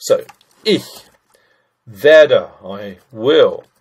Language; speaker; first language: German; non-native, fluent; English